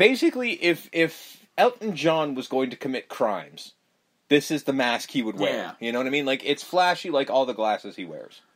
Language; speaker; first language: English; native; English